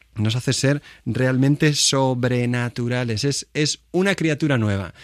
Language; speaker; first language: Spanish; native; Spanish